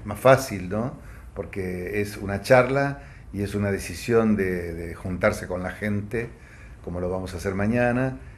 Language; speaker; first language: Spanish; native; Spanish